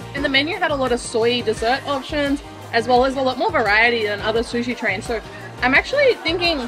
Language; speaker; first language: English; native; English